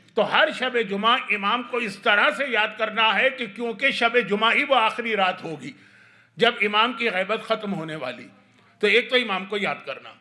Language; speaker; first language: Urdu; native; Urdu